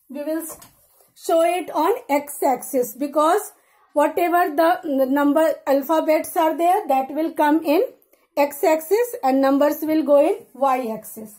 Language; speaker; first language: English; non-native, local second language; Hindi